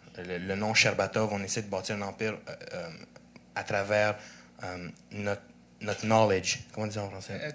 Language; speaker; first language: French; early bilingual, other home language; Russian